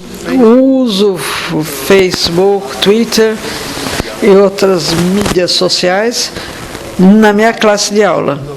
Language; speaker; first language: Portuguese; non-native, fluent; French